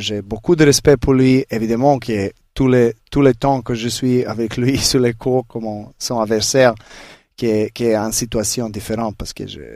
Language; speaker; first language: French; non-native, learner; Serbian